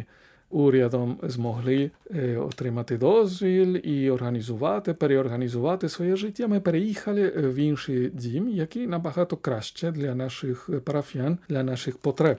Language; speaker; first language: Ukrainian; non-native, fluent; Spanish